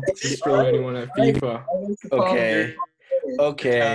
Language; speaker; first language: English; early bilingual, other home language; Spanish